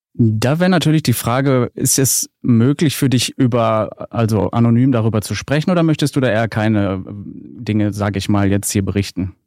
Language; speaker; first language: German; native; German